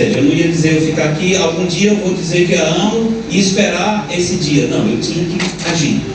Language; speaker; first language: Portuguese; native; Portuguese